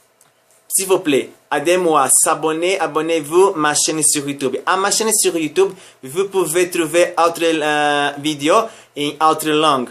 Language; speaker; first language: French; non-native, learner; Spanish